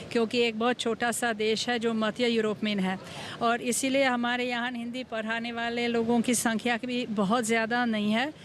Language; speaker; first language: Hindi; non-native, fluent; Hungarian